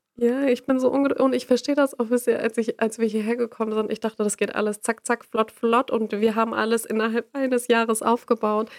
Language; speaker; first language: German; native; German